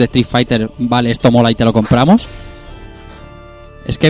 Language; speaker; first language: Spanish; native; Spanish